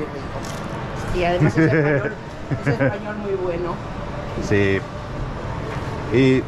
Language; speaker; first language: Spanish; native; Spanish